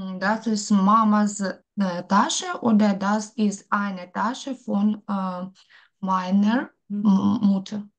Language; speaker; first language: German; non-native, learner; Ukrainian